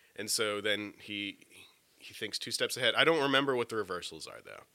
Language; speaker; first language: English; native; English